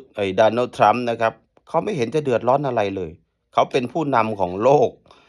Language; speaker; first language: Thai; native; Thai